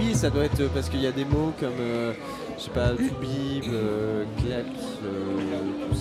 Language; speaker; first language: French; native; French